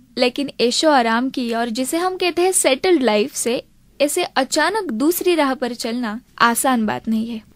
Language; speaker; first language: Hindi; non-native, local second language; Marathi